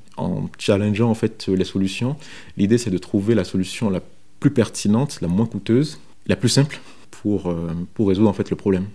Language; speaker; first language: French; non-native, local second language; Fon